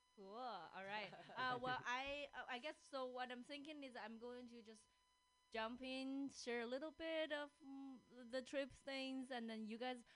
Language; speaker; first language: English; non-native, fluent; Chinese